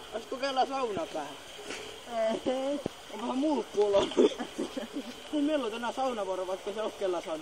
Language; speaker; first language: Finnish; native; Finnish